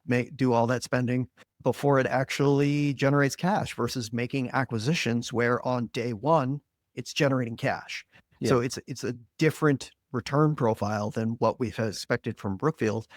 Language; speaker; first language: English; native; English